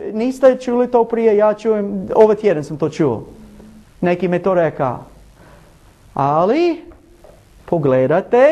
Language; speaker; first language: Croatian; non-native, learner; English